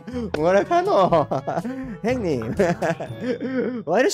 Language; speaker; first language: Korean; non-native, fluent; Spanish